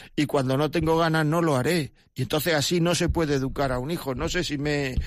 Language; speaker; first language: Spanish; native; Spanish